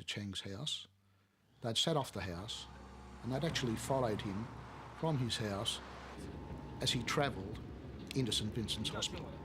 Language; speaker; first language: English; native; English